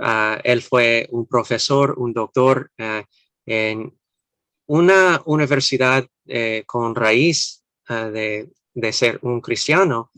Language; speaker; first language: Spanish; non-native, fluent; English